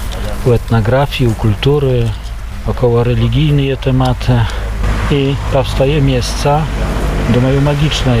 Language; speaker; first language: Polish; non-native, local second language; Belarusian